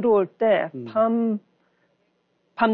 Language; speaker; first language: Korean; non-native, learner; English